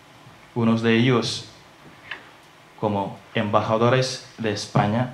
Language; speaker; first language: Spanish; non-native, learner; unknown